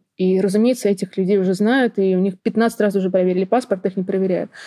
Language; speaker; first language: Russian; native; Russian